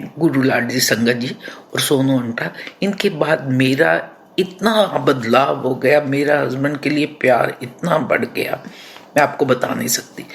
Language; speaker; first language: Hindi; non-native, local second language; Punjabi